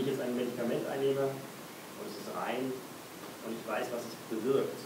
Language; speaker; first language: German; native; German